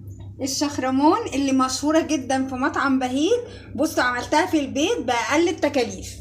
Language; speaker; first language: Arabic; native; Arabic